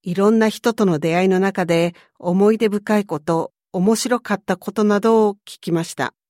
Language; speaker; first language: Japanese; native; Japanese